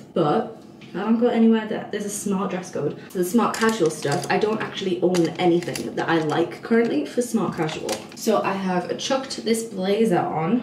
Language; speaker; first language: English; native; English